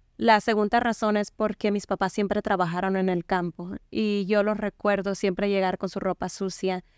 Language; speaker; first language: Spanish; non-native, local second language; Mixtepec Mixtec